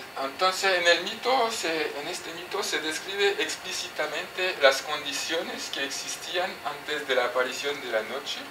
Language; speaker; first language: Spanish; non-native, fluent; French